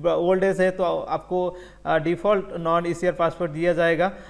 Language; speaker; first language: Hindi; non-native, local second language; Bangla